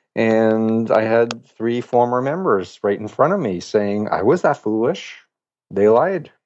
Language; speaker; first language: English; native; English